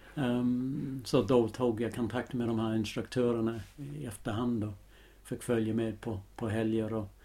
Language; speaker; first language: Swedish; non-native, fluent; English